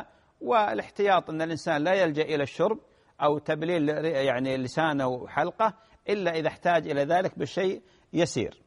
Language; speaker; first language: Arabic; native; Arabic